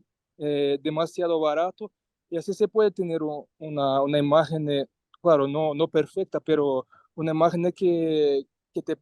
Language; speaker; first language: Spanish; non-native, learner; Portuguese